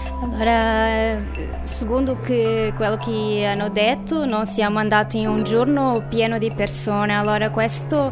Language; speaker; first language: Italian; non-native, learner; Portuguese